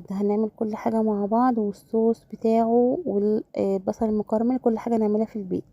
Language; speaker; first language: Arabic; native; Arabic